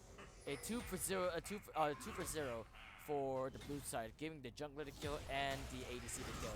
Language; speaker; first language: English; native; English